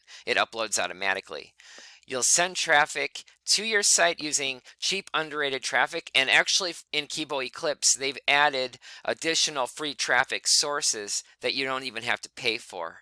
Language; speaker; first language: English; native; English